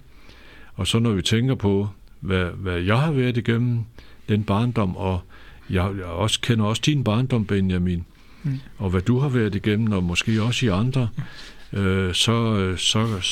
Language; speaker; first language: Danish; native; Danish